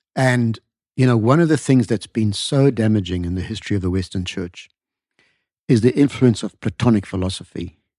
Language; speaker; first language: English; native; English